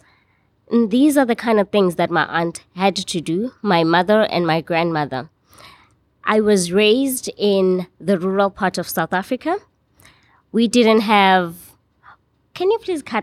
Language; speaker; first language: English; non-native, local second language; Xhosa